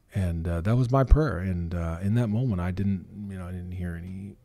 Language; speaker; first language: English; native; English